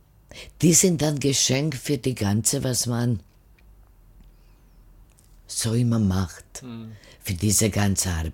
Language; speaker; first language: German; non-native, fluent; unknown